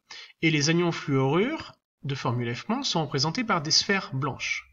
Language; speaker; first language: French; native; French